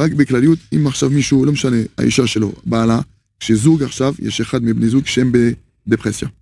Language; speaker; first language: Hebrew; non-native, fluent; French